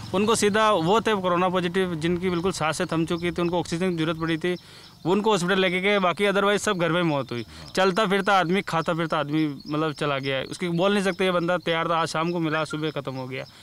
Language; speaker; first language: Hindi; native; Hindi